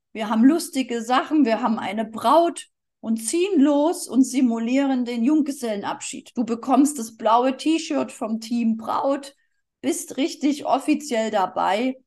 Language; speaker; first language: German; native; German